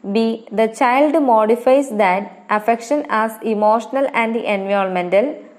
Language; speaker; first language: English; non-native, local second language; Malayalam